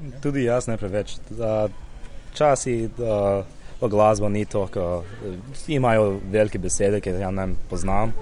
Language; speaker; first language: Slovenian; early bilingual, heritage; Slovenian